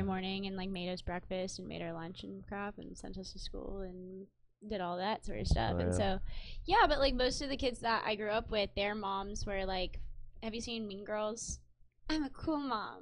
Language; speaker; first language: English; native; English